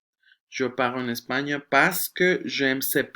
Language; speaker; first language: French; non-native, fluent; Spanish